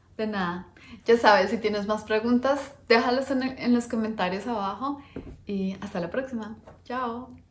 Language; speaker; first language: Spanish; native; Spanish